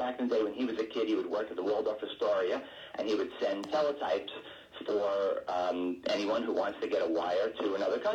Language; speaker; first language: English; native; English